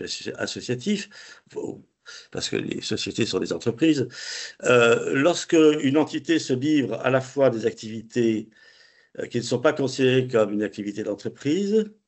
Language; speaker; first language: French; native; French